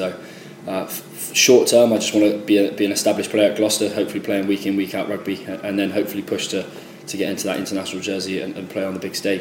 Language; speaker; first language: English; native; English